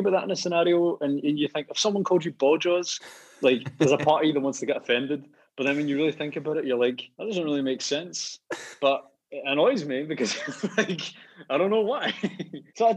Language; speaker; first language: English; native; English